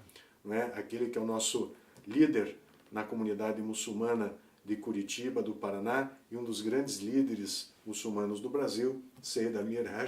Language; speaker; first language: Portuguese; native; Portuguese